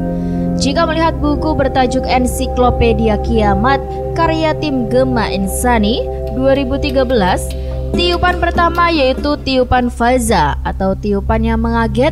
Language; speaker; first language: Indonesian; native; Indonesian